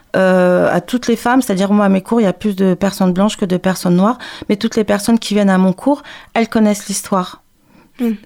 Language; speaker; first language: French; native; French